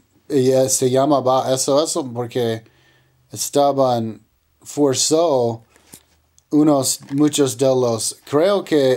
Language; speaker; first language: Spanish; non-native, learner; English